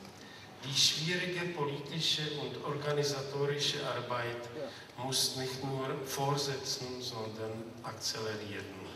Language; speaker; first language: German; non-native, fluent; Czech